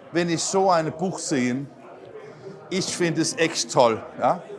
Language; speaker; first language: German; non-native, fluent; Danish